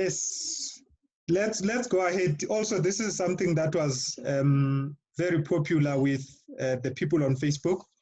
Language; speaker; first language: English; non-native, local second language; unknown